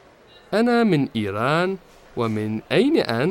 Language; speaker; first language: Arabic; non-native, fluent; Persian